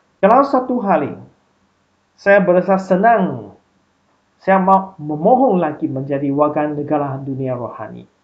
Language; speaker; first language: Malay; non-native, local second language; Chinese